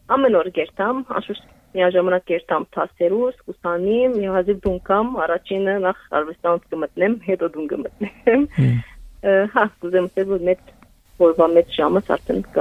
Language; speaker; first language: Armenian; early bilingual, heritage; Armenian